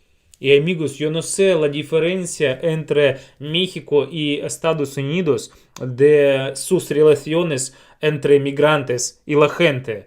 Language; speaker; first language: Spanish; non-native, fluent; Russian